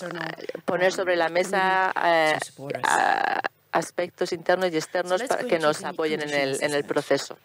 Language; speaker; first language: Spanish; non-native, fluent; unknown